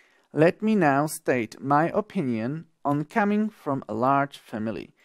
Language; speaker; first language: English; non-native, fluent; Slovak